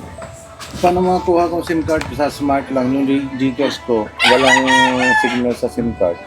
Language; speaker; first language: Filipino; non-native, learner; Punjabi